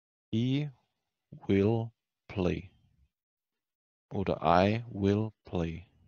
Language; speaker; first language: English; non-native, fluent; German